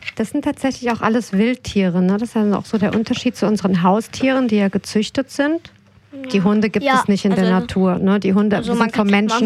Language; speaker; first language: German; native; German